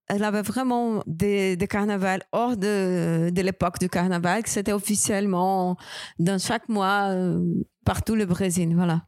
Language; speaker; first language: French; non-native, fluent; Portuguese